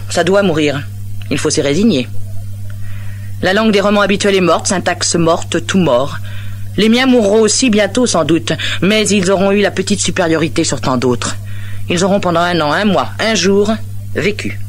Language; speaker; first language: French; native; French